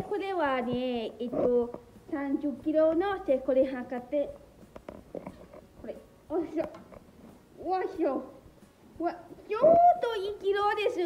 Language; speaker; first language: Japanese; non-native, learner; Lao